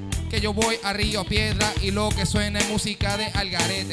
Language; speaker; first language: Spanish; native; Spanish